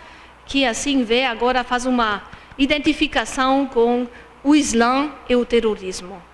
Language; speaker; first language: Portuguese; non-native, fluent; German